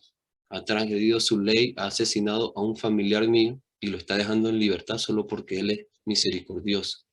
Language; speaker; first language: Spanish; native; Spanish